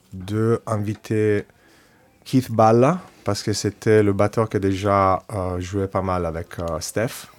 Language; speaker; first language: French; non-native, fluent; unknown